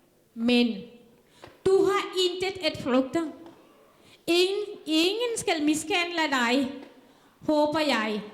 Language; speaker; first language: Danish; non-native, fluent; Tamil